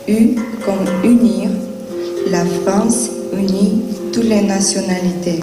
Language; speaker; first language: French; non-native, learner; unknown